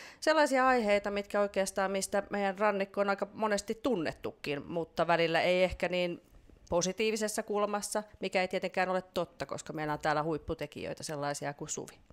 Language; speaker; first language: Finnish; native; Finnish